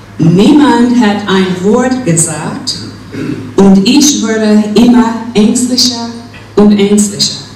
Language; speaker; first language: German; non-native, fluent; English